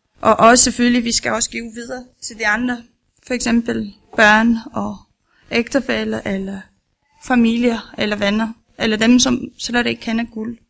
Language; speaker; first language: Danish; non-native, learner; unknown